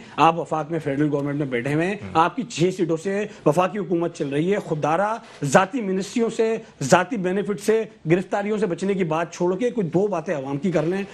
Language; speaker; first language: Urdu; native; Urdu